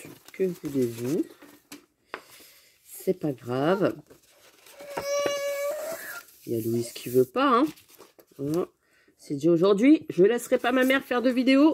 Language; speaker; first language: French; native; French